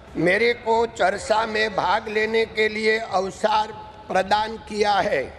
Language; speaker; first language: Hindi; non-native, local second language; Gujarati